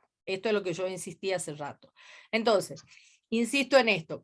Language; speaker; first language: Spanish; native; Spanish